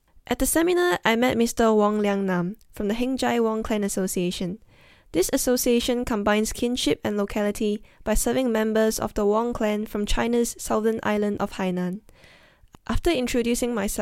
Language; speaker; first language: English; early bilingual, other home language; Cantonese